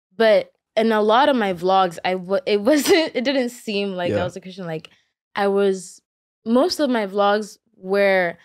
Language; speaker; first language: English; early bilingual, other home language; Akan